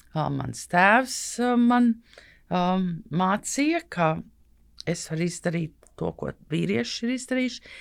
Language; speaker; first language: Latvian; early bilingual, heritage; Latvian